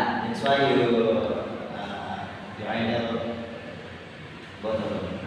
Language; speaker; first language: English; non-native, learner; Indonesian